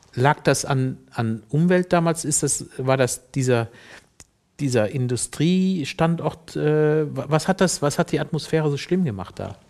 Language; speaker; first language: German; native; German